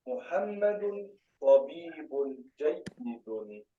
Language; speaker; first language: Arabic; non-native, learner; Urdu